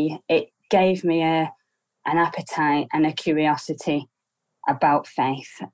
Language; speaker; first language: English; native; English